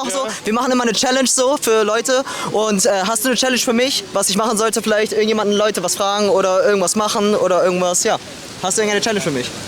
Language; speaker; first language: German; native; German